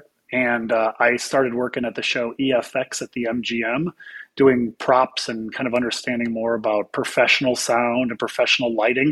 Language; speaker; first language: English; native; English